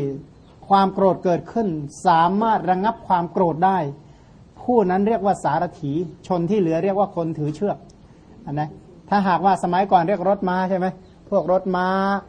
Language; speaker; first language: Thai; non-native, local second language; Khmer